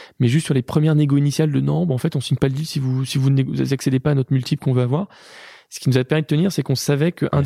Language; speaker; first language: French; native; French